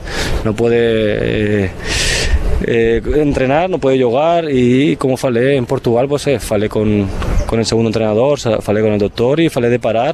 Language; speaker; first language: Portuguese; non-native, fluent; Spanish